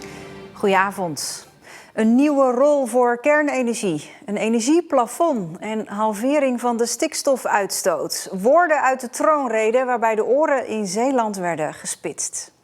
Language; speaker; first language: Dutch; native; Dutch